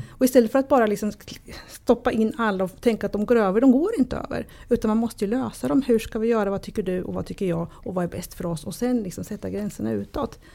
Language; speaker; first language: Swedish; early bilingual, other home language; Italian